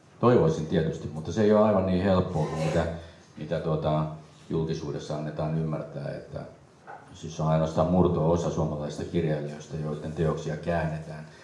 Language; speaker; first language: Finnish; native; Finnish